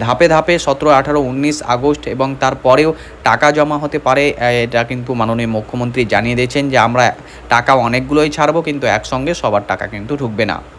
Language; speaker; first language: Bangla; native; Bangla